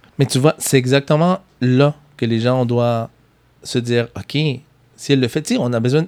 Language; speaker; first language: French; non-native, fluent; Spanish